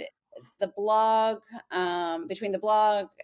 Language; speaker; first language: English; native; English